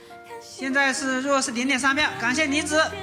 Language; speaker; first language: Chinese; native; Chinese